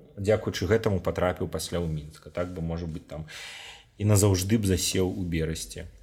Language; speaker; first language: Belarusian; non-native, local second language; Russian